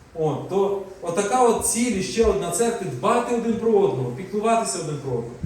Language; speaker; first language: Ukrainian; non-native, local second language; Russian